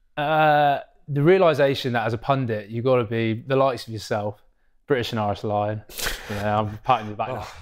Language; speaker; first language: English; native; English